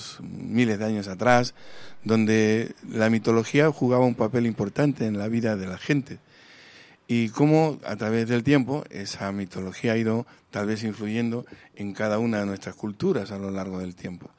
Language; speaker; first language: Spanish; native; Spanish